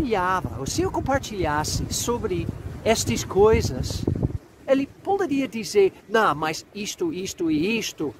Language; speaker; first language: Portuguese; non-native, fluent; English